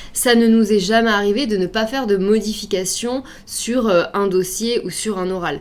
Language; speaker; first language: French; native; French